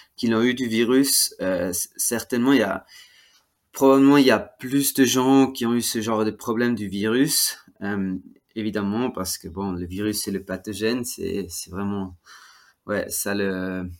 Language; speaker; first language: French; non-native, fluent; Swiss German